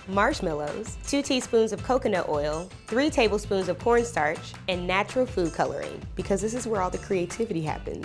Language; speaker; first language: English; native; English